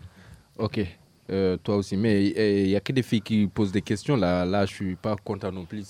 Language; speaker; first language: French; native; French